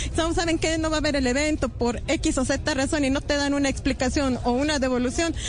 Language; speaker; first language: Spanish; native; Spanish